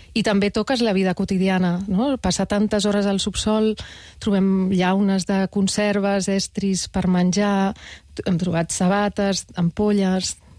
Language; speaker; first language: Catalan; non-native, local second language; Spanish